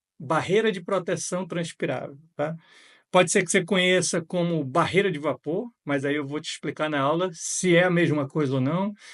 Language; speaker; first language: Portuguese; native; Portuguese